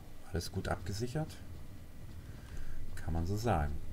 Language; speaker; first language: German; native; German